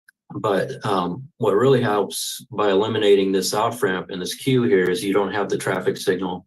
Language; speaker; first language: English; native; English